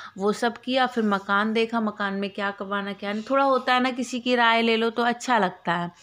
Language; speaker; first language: Hindi; native; Hindi